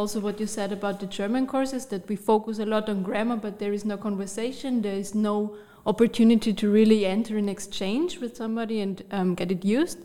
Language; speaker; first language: English; non-native, fluent; German